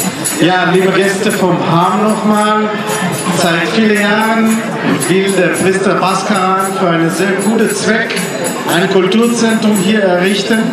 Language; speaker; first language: German; non-native, fluent; Korean